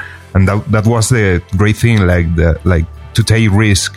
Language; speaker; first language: English; non-native, fluent; Spanish